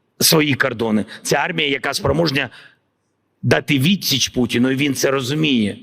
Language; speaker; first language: Ukrainian; non-native, local second language; Russian